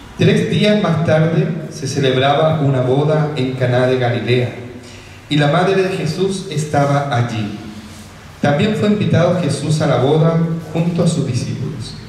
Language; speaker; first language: Spanish; native; Spanish